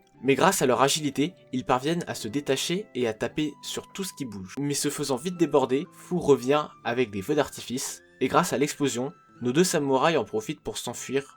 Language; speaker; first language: French; native; French